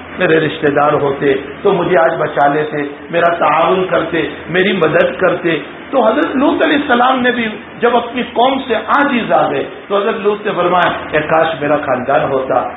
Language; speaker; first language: Urdu; non-native, local second language; Gujarati